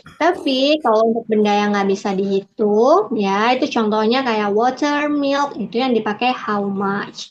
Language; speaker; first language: Indonesian; native; Indonesian